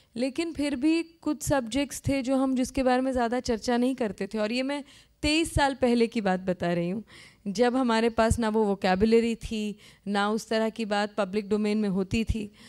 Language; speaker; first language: Hindi; native; Hindi